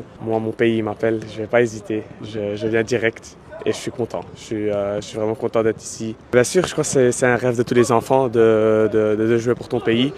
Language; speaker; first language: French; early bilingual, other home language; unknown